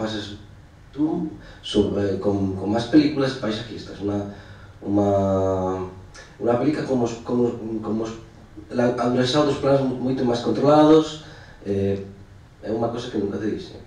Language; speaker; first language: Portuguese; non-native, fluent; Spanish